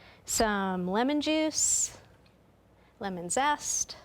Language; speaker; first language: English; native; English